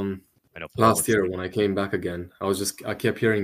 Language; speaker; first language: English; non-native, fluent; Romanian